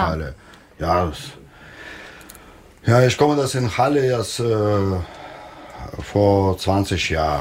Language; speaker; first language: German; non-native, learner; Russian